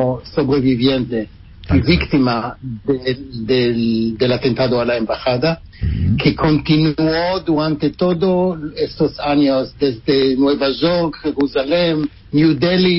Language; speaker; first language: Spanish; non-native, fluent; Hebrew